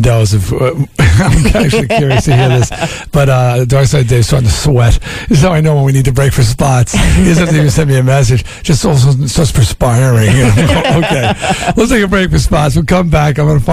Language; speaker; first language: English; native; English